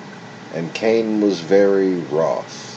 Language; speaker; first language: English; native; English